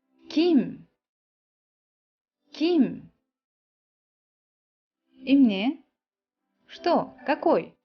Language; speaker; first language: Russian; non-native, local second language; Kyrgyz